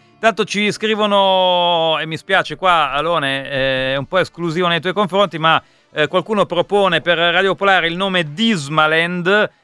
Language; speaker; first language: Italian; native; Italian